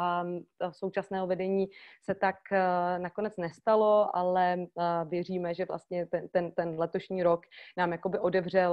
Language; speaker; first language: Czech; native; Czech